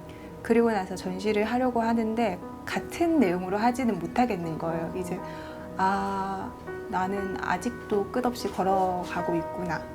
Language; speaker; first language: Korean; native; Korean